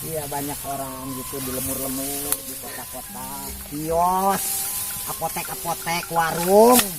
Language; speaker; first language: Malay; non-native, local second language; Sundanese